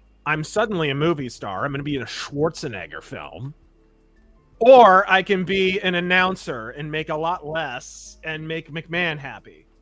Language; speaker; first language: English; native; English